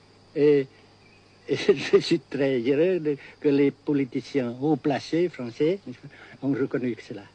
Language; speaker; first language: French; non-native, fluent; Vietnamese